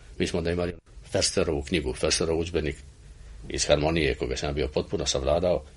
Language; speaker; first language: Croatian; native; Croatian